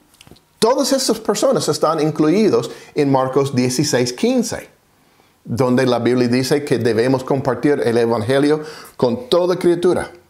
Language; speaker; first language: Spanish; non-native, fluent; English